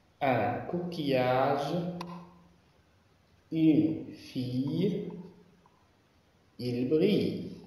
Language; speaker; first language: French; non-native, local second language; Arabic